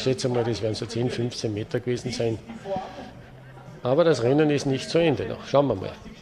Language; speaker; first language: German; native; German